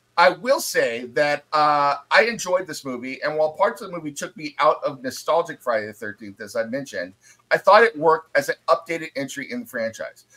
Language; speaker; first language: English; native; English